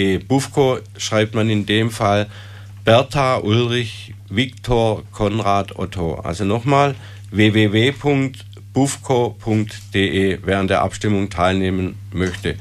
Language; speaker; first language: German; native; German